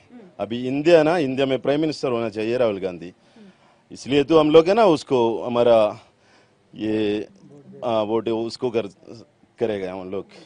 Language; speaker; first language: Hindi; non-native, local second language; Malayalam